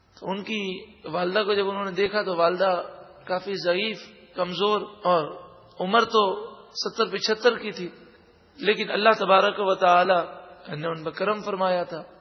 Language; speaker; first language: Urdu; native; Urdu